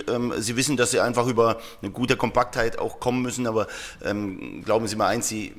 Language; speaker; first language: German; native; German